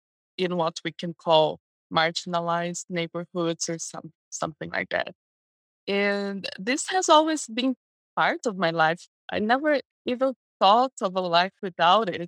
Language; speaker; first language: English; non-native, fluent; Portuguese